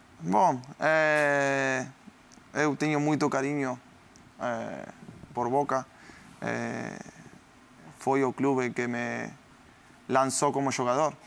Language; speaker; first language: Portuguese; non-native, learner; Spanish